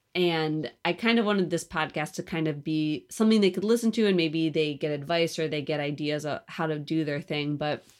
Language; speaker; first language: English; native; English